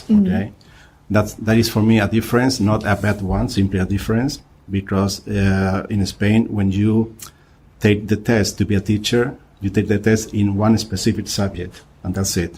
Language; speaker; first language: English; non-native, fluent; Spanish